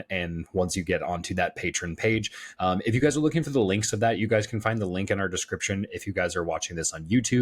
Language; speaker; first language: English; native; English